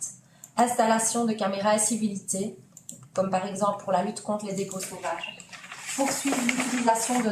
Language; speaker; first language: French; native; French